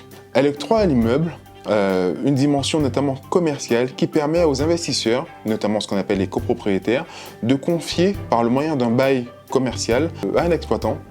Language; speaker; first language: French; native; French